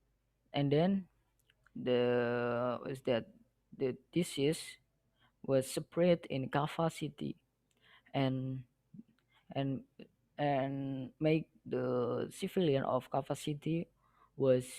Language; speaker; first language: English; non-native, learner; Indonesian